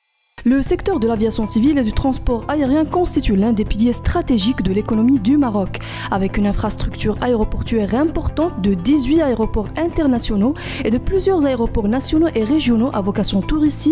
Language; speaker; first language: French; non-native, local second language; Arabic